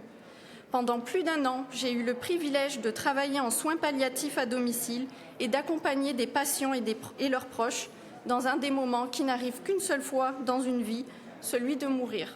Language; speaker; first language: French; native; French